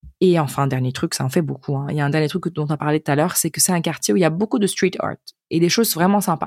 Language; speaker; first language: French; native; French